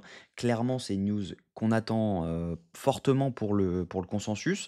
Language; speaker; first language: French; native; French